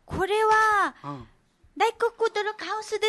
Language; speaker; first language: Japanese; non-native, learner; Nepali